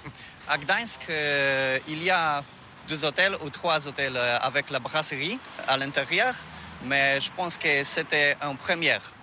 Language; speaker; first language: French; non-native, fluent; Polish